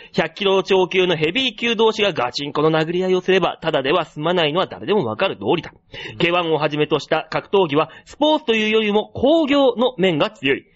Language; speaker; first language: Japanese; native; Japanese